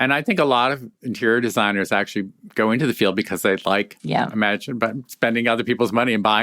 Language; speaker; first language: English; native; English